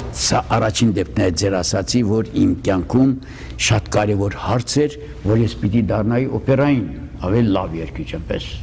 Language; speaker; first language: Armenian; early bilingual, heritage; Armenian